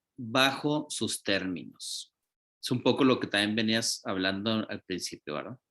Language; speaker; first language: Spanish; native; Spanish